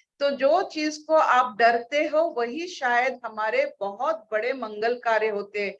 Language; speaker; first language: Hindi; non-native, local second language; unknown